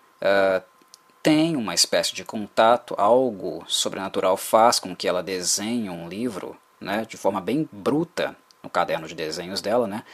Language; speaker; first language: Portuguese; native; Portuguese